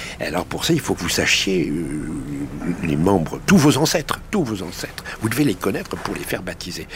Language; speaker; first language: French; native; French